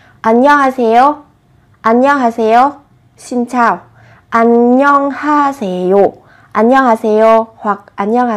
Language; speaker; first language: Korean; non-native, fluent; Vietnamese